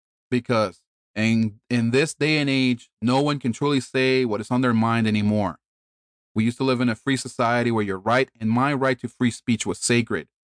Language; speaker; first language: English; early bilingual, other home language; Spanish